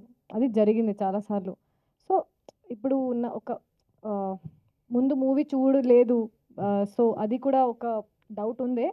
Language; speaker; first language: Telugu; non-native, fluent; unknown